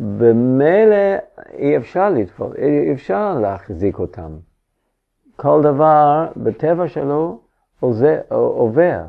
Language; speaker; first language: Hebrew; non-native, fluent; English